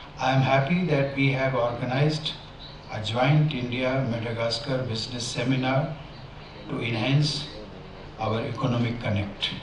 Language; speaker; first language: English; non-native, local second language; Hindi